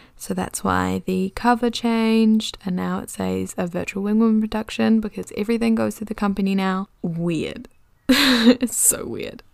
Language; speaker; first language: English; native; English